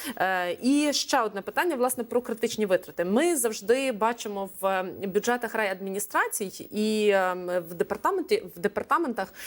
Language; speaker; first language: Ukrainian; native; Ukrainian